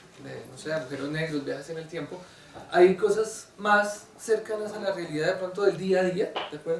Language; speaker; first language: Spanish; native; Spanish